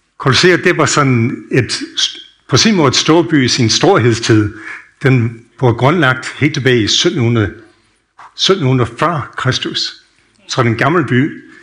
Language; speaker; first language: Danish; non-native, fluent; English